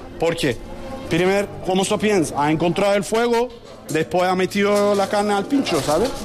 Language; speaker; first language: Spanish; non-native, learner; Turkish